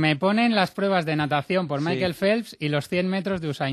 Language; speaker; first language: Spanish; native; Spanish